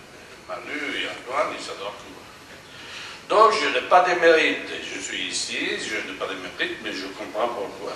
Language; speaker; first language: French; non-native, fluent; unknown